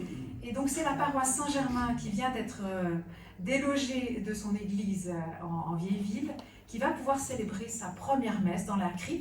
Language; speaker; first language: French; native; French